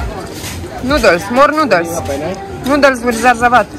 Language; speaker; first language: English; non-native, learner; Romanian